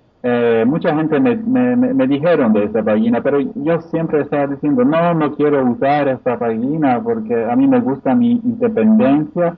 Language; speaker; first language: Spanish; non-native, fluent; Polish